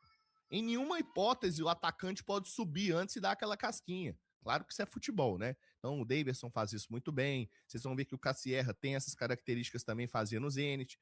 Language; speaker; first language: Portuguese; native; Portuguese